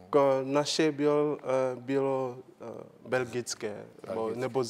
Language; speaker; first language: Czech; non-native, learner; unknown